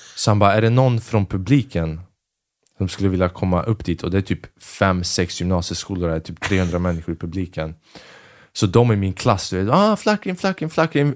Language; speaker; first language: Swedish; early bilingual, other home language; Albanian